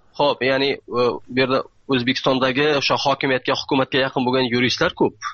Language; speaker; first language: Uzbek; native; Uzbek